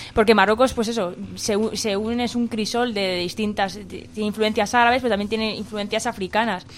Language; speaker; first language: Spanish; early bilingual, heritage; Spanish